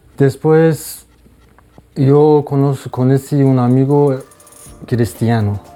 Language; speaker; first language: Spanish; non-native, learner; Persian